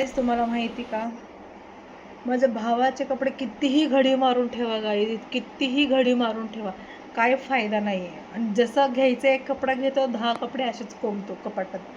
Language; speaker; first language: Marathi; non-native, local second language; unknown